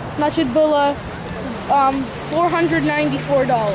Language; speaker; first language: Russian; early bilingual, heritage; Russian